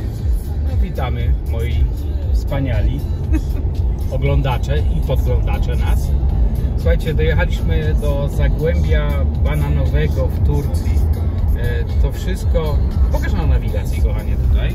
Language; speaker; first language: Polish; native; Polish